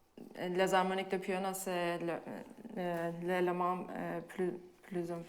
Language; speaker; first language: French; non-native, fluent; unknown